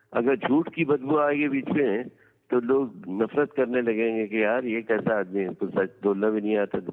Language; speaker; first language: Hindi; non-native, local second language; Gujarati